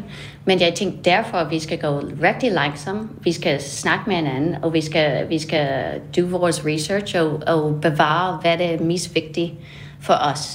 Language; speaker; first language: Danish; non-native, fluent; English